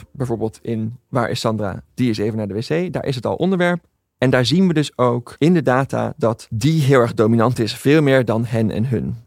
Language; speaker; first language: Dutch; native; Dutch